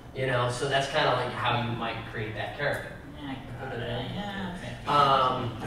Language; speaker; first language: English; native; English